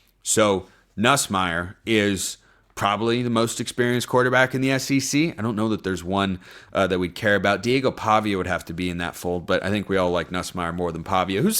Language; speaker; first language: English; native; English